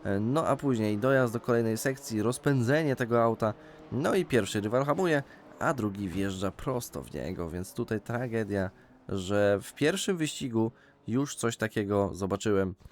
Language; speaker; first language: Polish; native; Polish